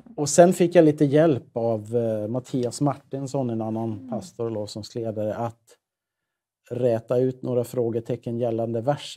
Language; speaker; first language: Swedish; native; Swedish